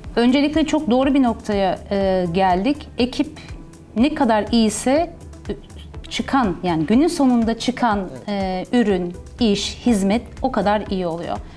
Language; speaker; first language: Turkish; early bilingual, heritage; Turkish